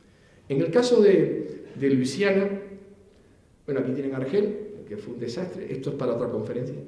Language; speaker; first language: Spanish; native; Spanish